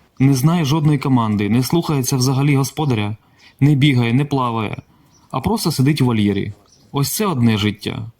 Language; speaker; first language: Ukrainian; non-native, local second language; Russian